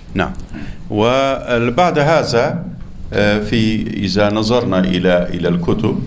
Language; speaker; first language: Arabic; non-native, fluent; Turkish